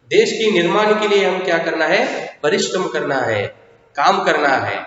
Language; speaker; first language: Hindi; non-native, local second language; Kannada